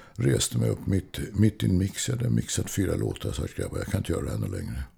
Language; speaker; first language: Swedish; non-native, local second language; English